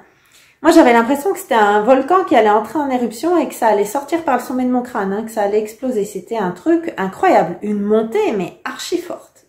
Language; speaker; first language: French; native; French